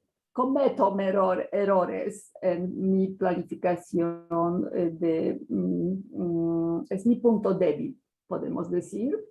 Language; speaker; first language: Spanish; non-native, fluent; Polish